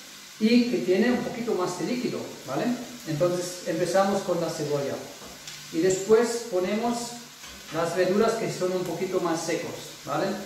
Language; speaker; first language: Spanish; non-native, fluent; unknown